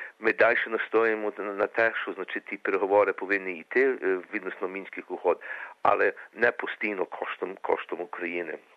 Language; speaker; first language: Ukrainian; early bilingual, heritage; Ukrainian